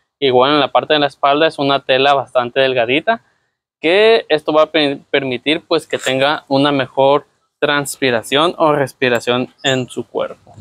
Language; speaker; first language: Spanish; native; Spanish